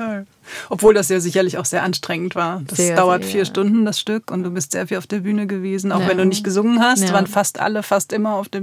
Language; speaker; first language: German; native; German